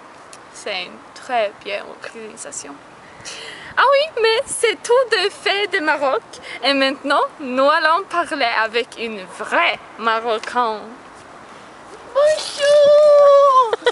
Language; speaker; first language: French; non-native, learner; Swedish